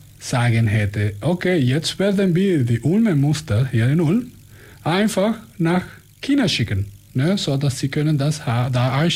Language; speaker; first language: German; non-native, fluent; Spanish